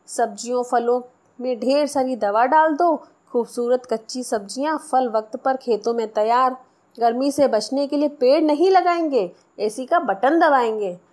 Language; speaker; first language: Hindi; non-native, local second language; Marathi